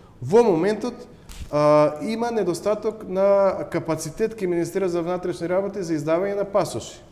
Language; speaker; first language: Macedonian; native; Macedonian